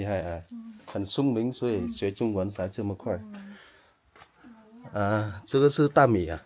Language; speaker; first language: Chinese; non-native, learner; Vietnamese